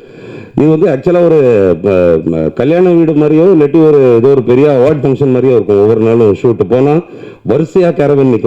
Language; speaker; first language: Tamil; native; Tamil